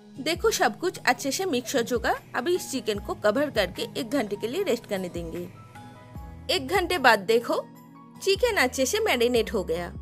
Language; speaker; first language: Hindi; non-native, local second language; Bangla